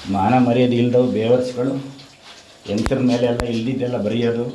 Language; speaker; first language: Kannada; non-native, local second language; Tulu